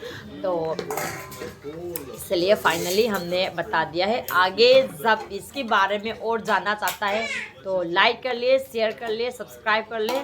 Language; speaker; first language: Hindi; non-native, local second language; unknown